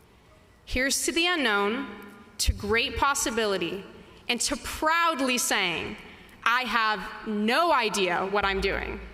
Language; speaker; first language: English; native; English